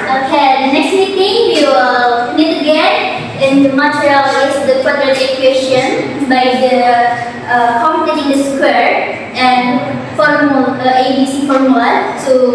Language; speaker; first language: English; non-native, learner; Indonesian